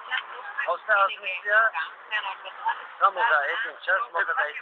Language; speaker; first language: Bulgarian; non-native, learner; Turkish